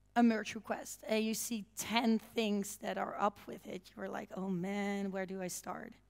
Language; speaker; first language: English; non-native, fluent; Dutch